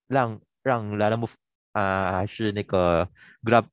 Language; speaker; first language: Chinese; non-native, local second language; Filipino